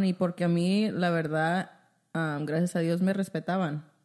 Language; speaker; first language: Spanish; early bilingual, heritage; Spanish